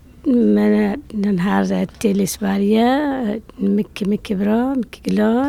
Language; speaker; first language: Swedish; non-native, learner; Persian